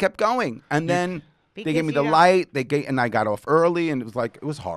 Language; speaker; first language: English; native; English